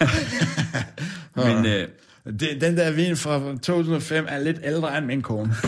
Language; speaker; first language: Danish; non-native, fluent; Persian